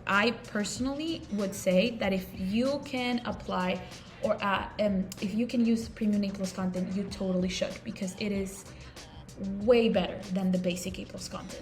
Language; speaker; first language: English; non-native, local second language; Spanish